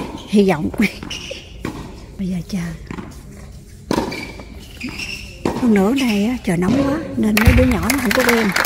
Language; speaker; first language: Vietnamese; native; Vietnamese